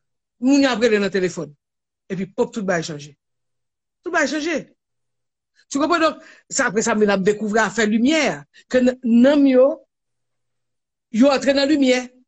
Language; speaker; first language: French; non-native, local second language; Haitian Creole